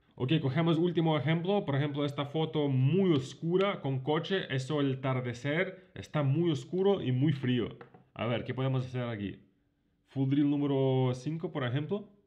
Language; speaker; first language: Spanish; non-native, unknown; Ukrainian